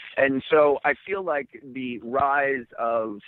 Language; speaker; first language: English; native; English